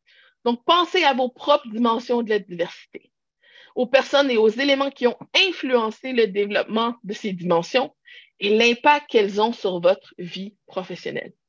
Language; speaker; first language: French; native; French